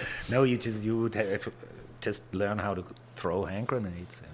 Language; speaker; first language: English; non-native, fluent; German